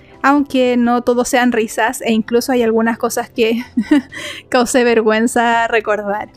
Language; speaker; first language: Spanish; native; Spanish